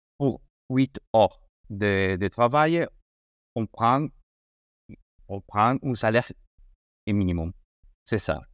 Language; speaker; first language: French; non-native, learner; Spanish